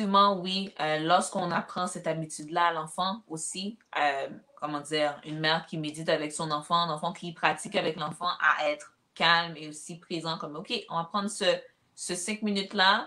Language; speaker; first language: French; native; French